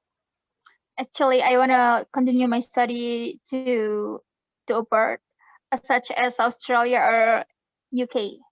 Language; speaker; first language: English; non-native, learner; Indonesian